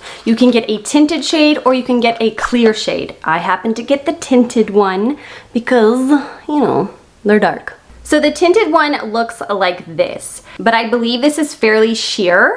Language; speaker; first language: English; native; English